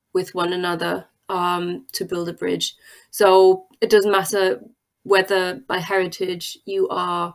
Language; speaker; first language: English; non-native, fluent; German